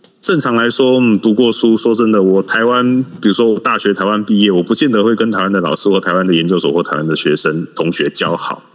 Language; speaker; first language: Chinese; native; Chinese